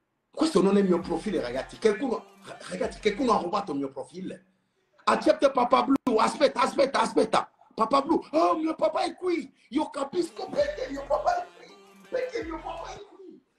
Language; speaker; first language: Italian; non-native, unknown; French